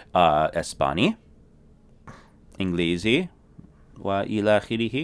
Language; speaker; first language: Arabic; non-native, fluent; English